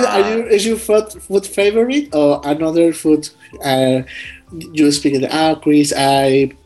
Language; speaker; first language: English; non-native, learner; Spanish